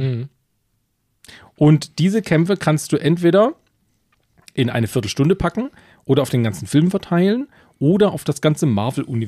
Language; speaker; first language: German; native; German